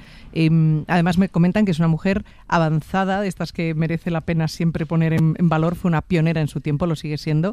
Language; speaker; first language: Spanish; native; Spanish